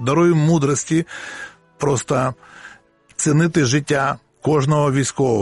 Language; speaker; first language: Ukrainian; native; Ukrainian